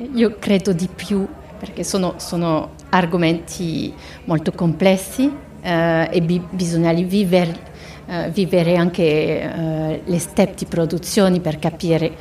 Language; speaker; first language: Italian; non-native, fluent; French